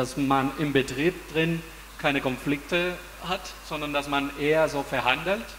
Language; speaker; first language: German; non-native, fluent; Spanish